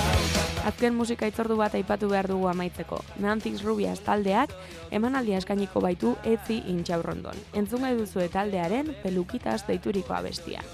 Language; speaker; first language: Basque; native; Basque